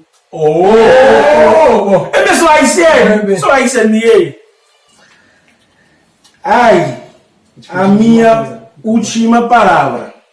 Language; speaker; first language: Portuguese; non-native, learner; Haitian Creole